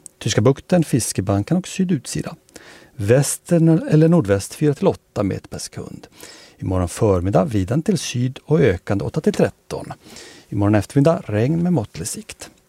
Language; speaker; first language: Swedish; native; Swedish